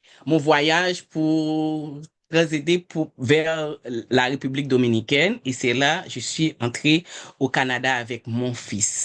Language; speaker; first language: French; non-native, local second language; Haitian Creole